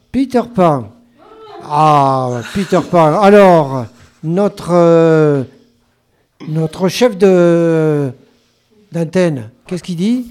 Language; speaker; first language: French; native; French